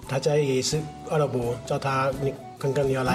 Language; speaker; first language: Chinese; non-native, learner; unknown